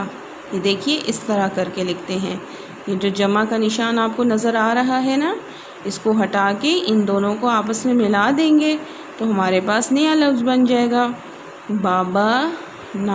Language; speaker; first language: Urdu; non-native, local second language; Pashto